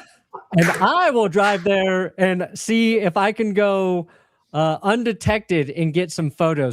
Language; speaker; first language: English; native; English